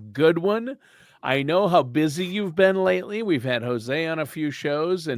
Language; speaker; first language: English; native; English